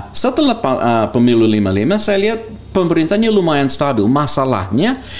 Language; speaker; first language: Indonesian; non-native, fluent; English